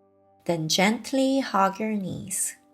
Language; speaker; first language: English; non-native, fluent; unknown